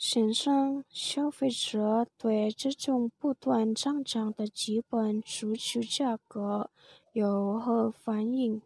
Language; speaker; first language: Chinese; non-native, learner; Indonesian